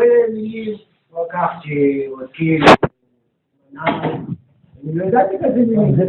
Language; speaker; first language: Hebrew; non-native, learner; Russian